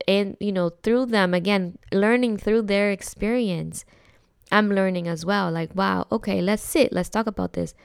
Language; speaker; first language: English; early bilingual, other home language; Spanish